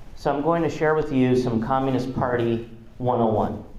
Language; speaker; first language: English; non-native, fluent; Russian